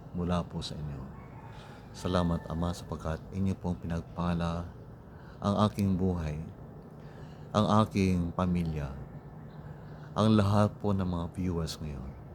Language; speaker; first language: Filipino; non-native, local second language; Iloko